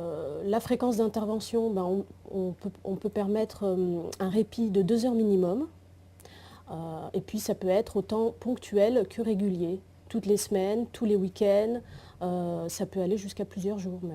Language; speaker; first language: French; native; French